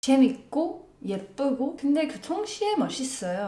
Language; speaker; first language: Korean; non-native, learner; English